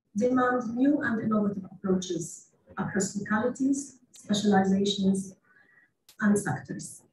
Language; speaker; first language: English; non-native, fluent; Arabic